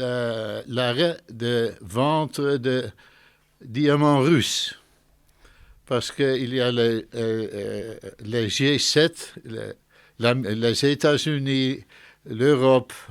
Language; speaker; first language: French; non-native, fluent; Dutch